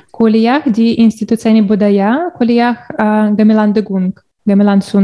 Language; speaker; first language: Indonesian; non-native, learner; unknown